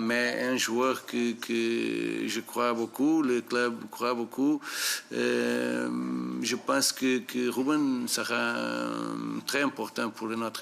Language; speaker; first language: French; non-native, fluent; Portuguese